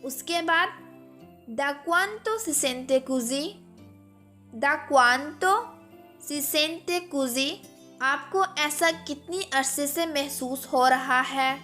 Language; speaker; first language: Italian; non-native, fluent; Urdu